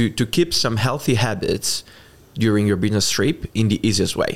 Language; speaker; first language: English; non-native, fluent; Italian